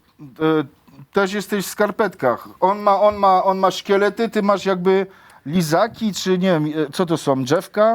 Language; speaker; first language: Polish; native; Polish